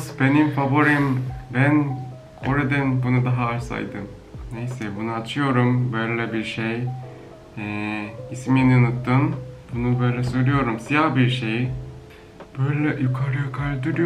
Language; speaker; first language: Turkish; non-native, learner; Korean